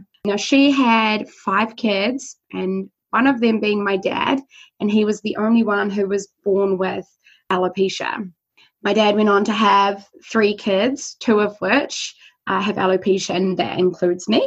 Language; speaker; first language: English; native; English